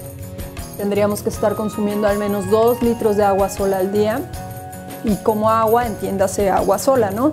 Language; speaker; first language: Spanish; native; Spanish